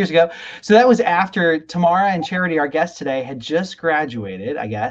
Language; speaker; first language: English; native; English